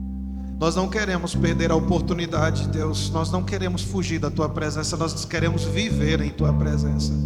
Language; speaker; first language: Portuguese; native; Portuguese